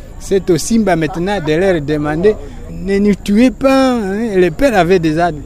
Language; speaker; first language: French; non-native, local second language; Swahili